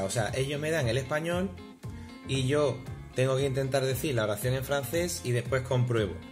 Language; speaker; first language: Spanish; native; Spanish